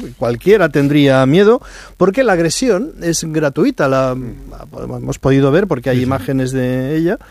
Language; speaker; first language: Spanish; native; Spanish